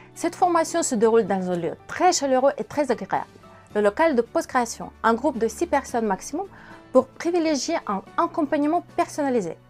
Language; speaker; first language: French; non-native, fluent; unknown